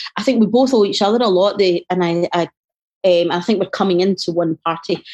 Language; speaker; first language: English; native; English